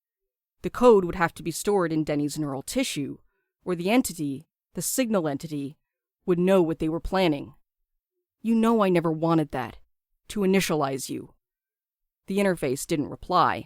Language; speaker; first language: English; native; English